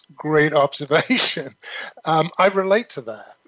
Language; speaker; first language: English; native; English